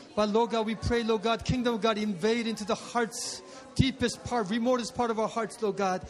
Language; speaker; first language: English; early bilingual, other home language; Korean